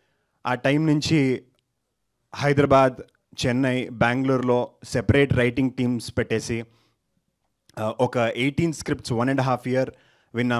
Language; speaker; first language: Telugu; non-native, learner; Kannada